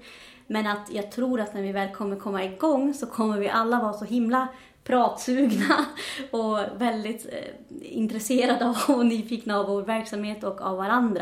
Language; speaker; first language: Swedish; native; Swedish